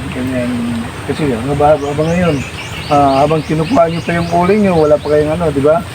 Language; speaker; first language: Filipino; non-native, local second language; Cebuano